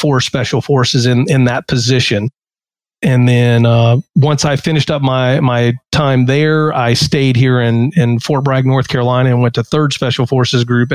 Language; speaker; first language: English; native; English